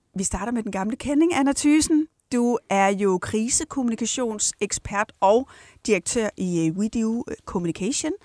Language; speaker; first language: Danish; native; Danish